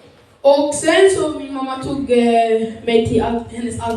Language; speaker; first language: Swedish; early bilingual, other home language; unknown